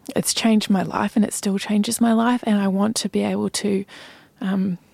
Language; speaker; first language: English; native; English